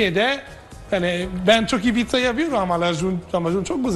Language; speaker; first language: Turkish; non-native, fluent; Italian